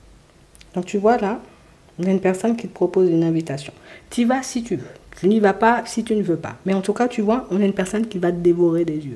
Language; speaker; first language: French; native; French